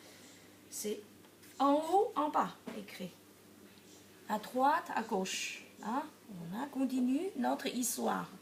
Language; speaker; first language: French; non-native, learner; Chinese